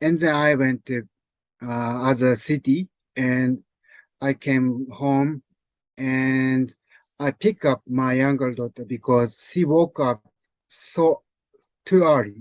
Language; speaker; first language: English; non-native, learner; Japanese